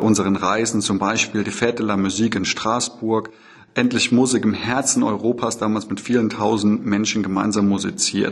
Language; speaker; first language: German; native; German